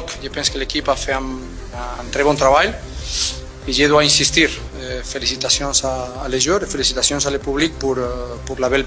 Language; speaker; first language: French; non-native, learner; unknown